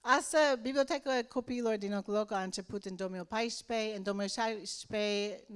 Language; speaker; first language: Romanian; non-native, learner; English